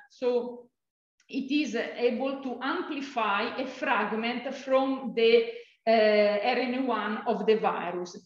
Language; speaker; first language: English; non-native, fluent; Italian